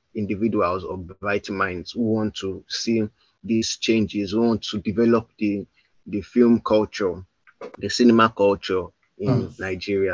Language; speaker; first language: English; non-native, local second language; Yoruba